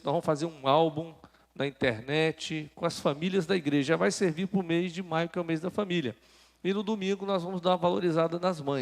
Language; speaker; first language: Portuguese; native; Portuguese